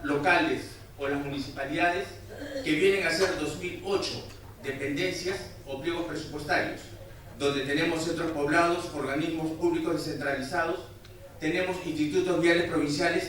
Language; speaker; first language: Spanish; native; Spanish